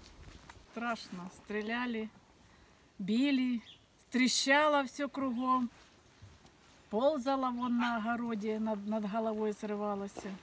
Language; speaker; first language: Russian; native; Russian